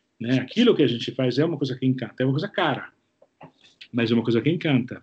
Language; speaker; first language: Portuguese; non-native, fluent; Italian